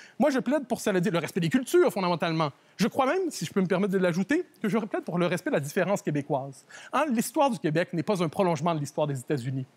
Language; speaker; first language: French; native; French